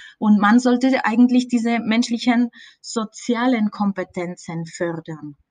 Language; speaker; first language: German; non-native, fluent; Spanish